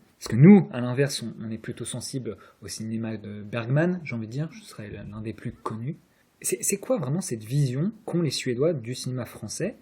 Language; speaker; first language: French; native; French